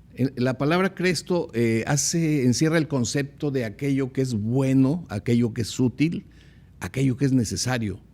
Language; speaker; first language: Spanish; native; Spanish